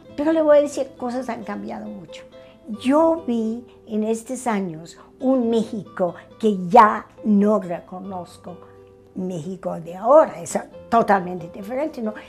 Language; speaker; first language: Spanish; non-native, fluent; English